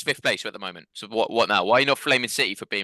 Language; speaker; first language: English; native; English